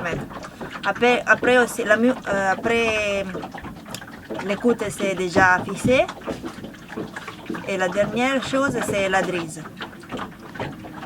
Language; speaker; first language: French; non-native, learner; Italian